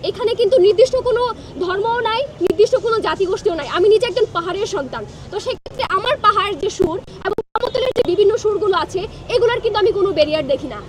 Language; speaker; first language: Bangla; non-native, local second language; Chakma